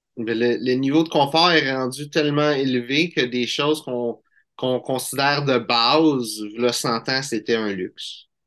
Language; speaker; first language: French; native; French